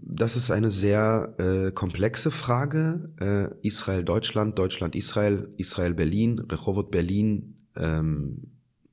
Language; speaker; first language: German; native; German